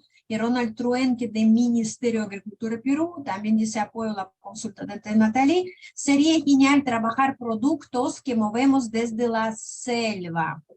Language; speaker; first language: Spanish; non-native, fluent; Russian